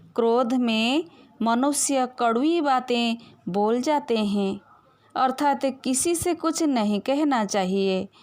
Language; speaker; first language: Hindi; non-native, local second language; Odia